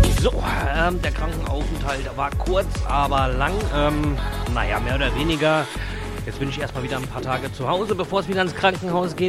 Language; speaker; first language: German; native; German